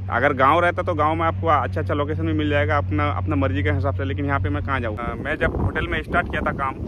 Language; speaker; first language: Hindi; non-native, local second language; Bangla